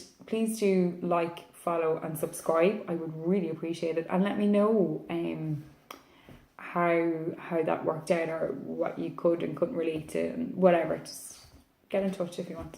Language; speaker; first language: English; native; English